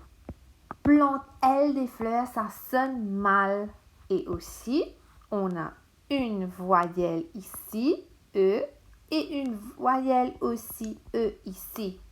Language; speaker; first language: French; non-native, local second language; Morisyen